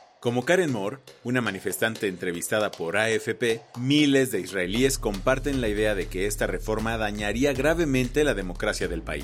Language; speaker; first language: Spanish; native; Spanish